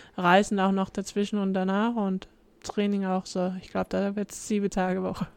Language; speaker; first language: German; early bilingual, heritage; Danish